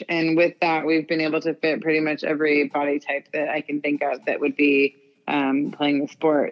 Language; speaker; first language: English; native; English